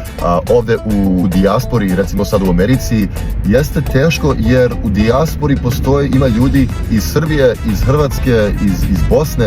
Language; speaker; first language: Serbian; early bilingual, heritage; English